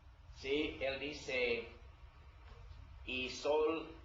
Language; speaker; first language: Spanish; non-native, learner; English